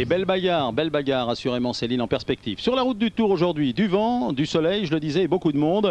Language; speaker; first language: French; native; French